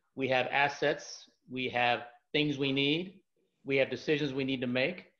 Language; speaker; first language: English; native; English